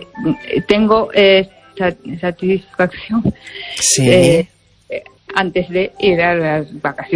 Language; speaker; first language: Spanish; non-native, fluent; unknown